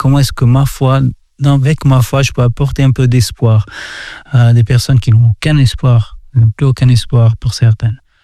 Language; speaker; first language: French; non-native, fluent; Portuguese